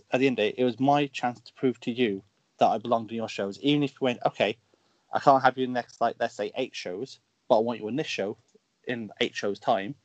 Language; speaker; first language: English; native; English